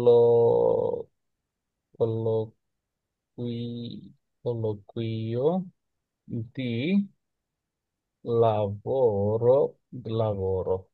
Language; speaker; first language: Italian; non-native, learner; Bangla